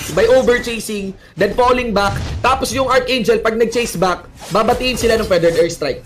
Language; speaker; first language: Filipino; native; Filipino